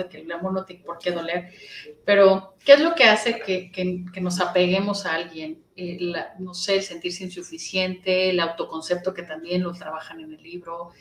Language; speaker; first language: Spanish; native; Spanish